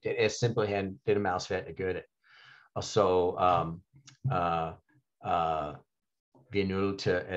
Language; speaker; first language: Danish; non-native, fluent; English